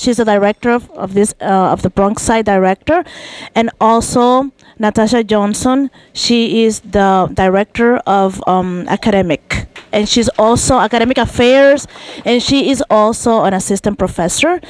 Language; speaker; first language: English; non-native, fluent; Spanish